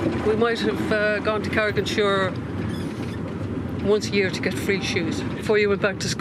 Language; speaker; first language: English; native; English